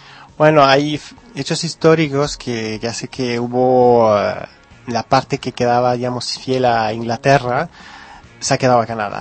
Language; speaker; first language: Spanish; early bilingual, heritage; Spanish